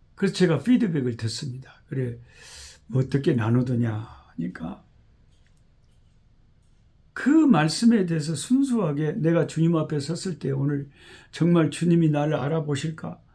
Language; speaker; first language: Korean; native; Korean